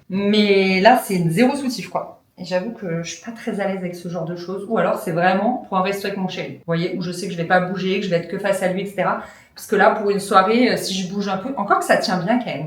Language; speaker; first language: French; native; French